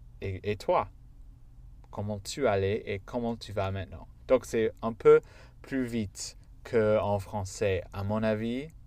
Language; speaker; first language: French; non-native, fluent; English